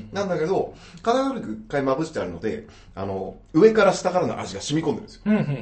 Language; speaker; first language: Japanese; native; Japanese